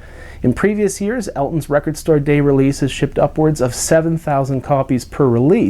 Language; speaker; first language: English; native; English